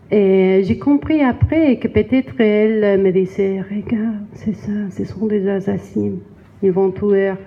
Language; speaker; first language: French; non-native, learner; Spanish